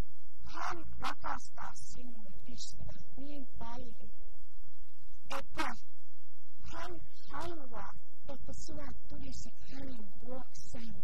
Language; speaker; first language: Finnish; early bilingual, heritage; Finnish